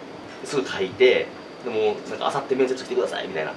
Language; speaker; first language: Japanese; native; Japanese